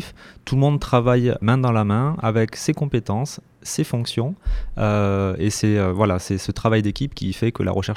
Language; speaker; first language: French; native; French